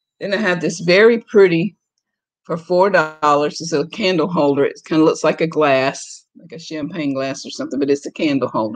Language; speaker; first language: English; native; English